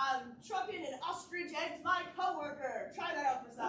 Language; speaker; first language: English; native; English